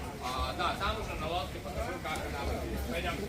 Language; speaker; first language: Russian; native; Russian